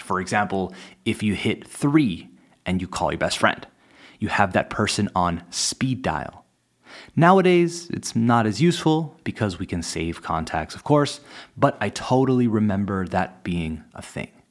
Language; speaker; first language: English; native; English